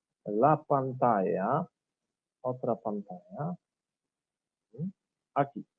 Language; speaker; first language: Spanish; non-native, learner; Polish